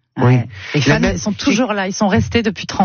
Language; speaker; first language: French; native; French